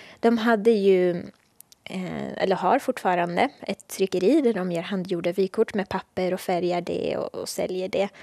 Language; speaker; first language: Swedish; early bilingual, other home language; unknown